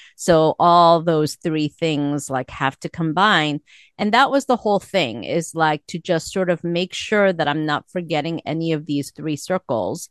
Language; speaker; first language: English; early bilingual, other home language; Korean